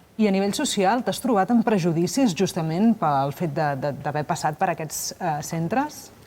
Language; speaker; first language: Catalan; native; Catalan